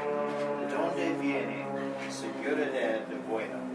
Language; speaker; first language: Spanish; non-native, learner; English